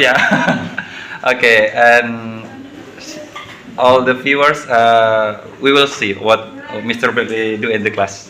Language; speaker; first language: English; non-native, learner; Indonesian